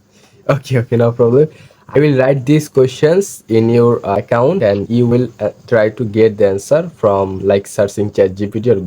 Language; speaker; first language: English; non-native, fluent; Bangla